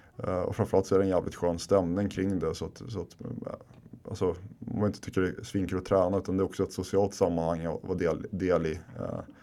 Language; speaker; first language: Swedish; early bilingual, other home language; Finnish